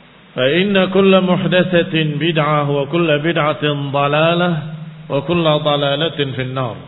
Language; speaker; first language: Arabic; non-native, fluent; Indonesian